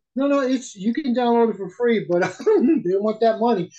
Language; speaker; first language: English; native; English